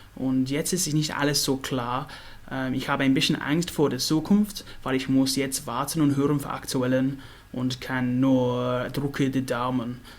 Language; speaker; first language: German; non-native, learner; English